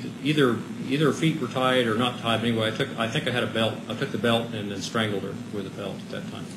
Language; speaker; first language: English; native; English